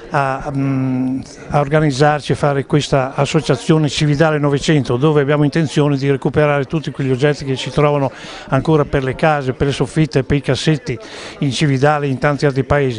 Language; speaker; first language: Italian; native; Italian